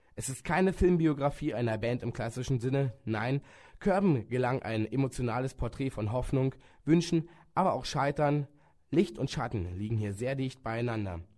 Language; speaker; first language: German; native; German